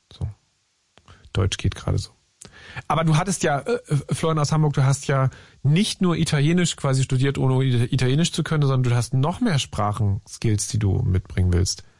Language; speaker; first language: German; native; German